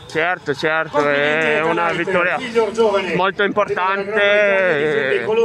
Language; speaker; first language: Italian; non-native, fluent; Danish